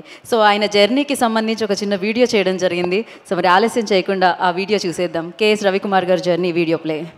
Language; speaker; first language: Telugu; native; Telugu